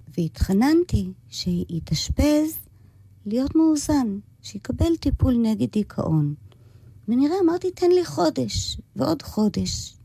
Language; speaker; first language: Hebrew; early bilingual, other home language; English